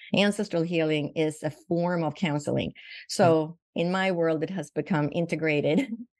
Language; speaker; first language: English; non-native, fluent; Swedish